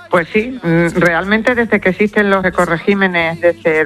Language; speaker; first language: Spanish; native; Spanish